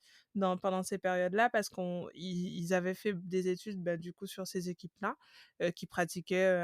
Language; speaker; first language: French; native; French